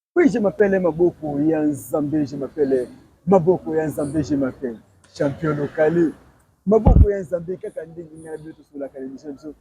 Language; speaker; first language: Lingala; native; Lingala